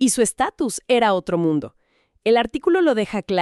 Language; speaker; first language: Spanish; native; Spanish